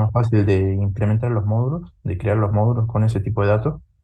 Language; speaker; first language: Spanish; native; Spanish